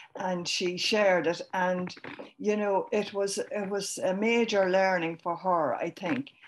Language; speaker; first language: English; native; English